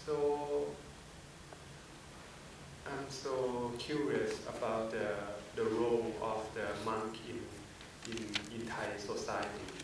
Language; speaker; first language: English; non-native, fluent; Thai